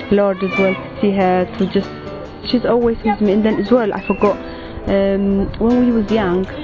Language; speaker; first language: English; non-native, fluent; Tigrinya